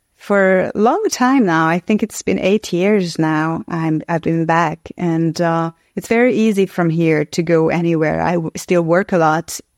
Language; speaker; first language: English; non-native, fluent; Hungarian